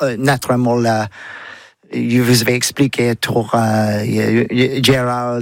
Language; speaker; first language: French; non-native, learner; English